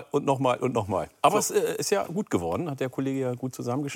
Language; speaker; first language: German; early bilingual, other home language; Oromo